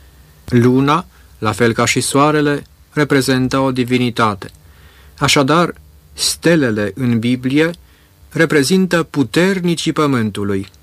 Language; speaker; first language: Romanian; native; Romanian